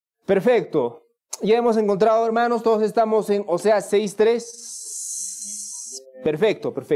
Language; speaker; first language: Spanish; native; Spanish